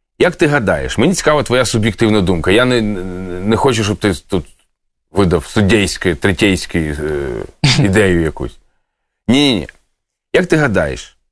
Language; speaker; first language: Ukrainian; native; Ukrainian